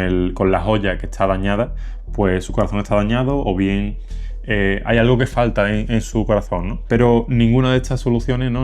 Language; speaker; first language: Spanish; native; Spanish